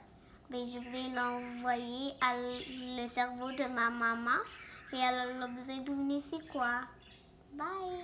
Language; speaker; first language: French; non-native, local second language; English